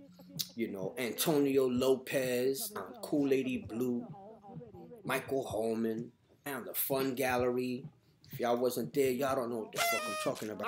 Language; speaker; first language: English; native; English